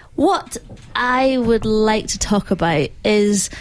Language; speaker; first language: English; native; English